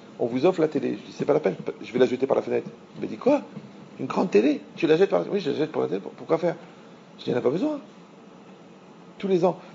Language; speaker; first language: French; native; French